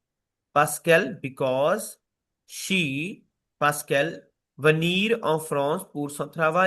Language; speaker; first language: French; non-native, fluent; Hindi